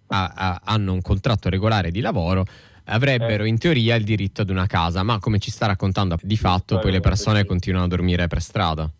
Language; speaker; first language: Italian; native; Italian